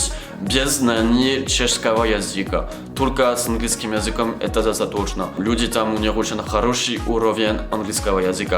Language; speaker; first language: Russian; non-native, learner; French